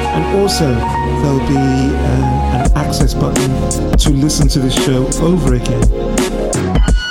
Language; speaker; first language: English; native; English